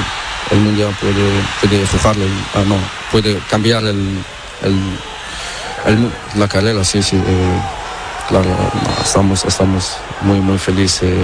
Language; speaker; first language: Spanish; non-native, learner; Portuguese